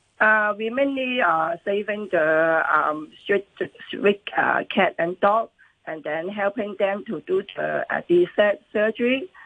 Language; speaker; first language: English; non-native, local second language; Cantonese